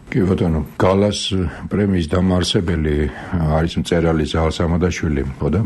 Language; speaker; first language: Georgian; native; Georgian